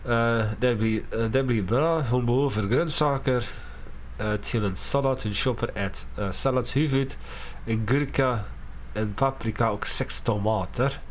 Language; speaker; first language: Swedish; non-native, learner; English